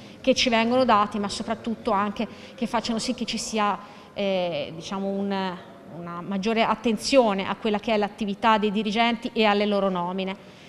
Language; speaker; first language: Italian; native; Italian